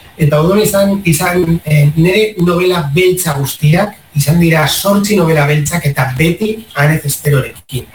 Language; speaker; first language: Basque; non-native, local second language; Spanish